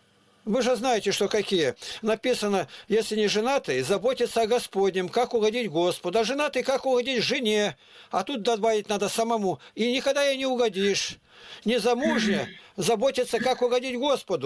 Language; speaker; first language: Russian; native; Russian